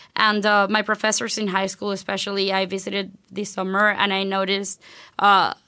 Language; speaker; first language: English; non-native, fluent; Spanish